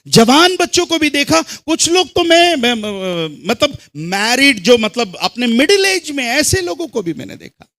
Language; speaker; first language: Hindi; non-native, local second language; Telugu